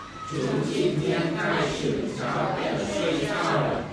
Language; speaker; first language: Chinese; non-native, learner; Vietnamese